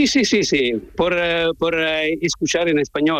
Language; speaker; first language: Spanish; non-native, learner; Italian